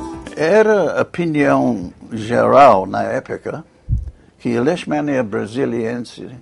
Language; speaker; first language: Portuguese; non-native, fluent; English